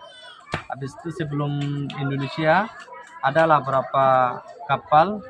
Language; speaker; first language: Indonesian; non-native, learner; Rohingya